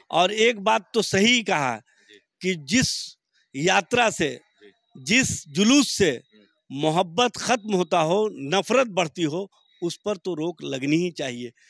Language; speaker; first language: Hindi; native; Hindi